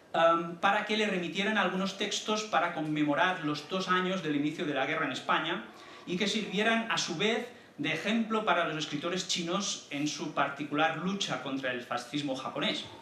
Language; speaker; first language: Spanish; native; Spanish